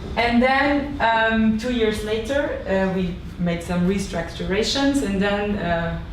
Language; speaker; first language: English; non-native, fluent; German